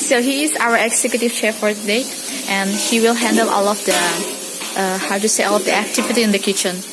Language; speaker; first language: English; non-native, learner; Indonesian